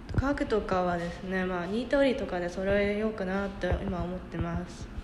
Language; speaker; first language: Japanese; early bilingual, heritage; Japanese